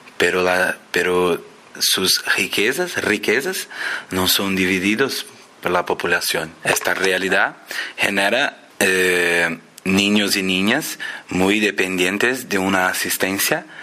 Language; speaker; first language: Spanish; non-native, learner; Portuguese